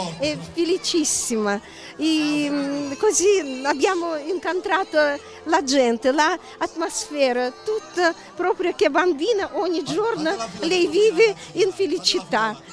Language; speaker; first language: Italian; non-native, learner; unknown